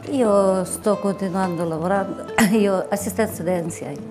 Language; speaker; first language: Italian; non-native, learner; Ukrainian